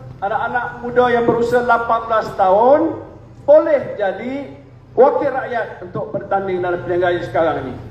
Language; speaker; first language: Malay; native; Malay